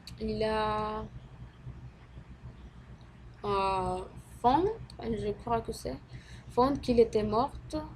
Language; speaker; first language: French; non-native, learner; Spanish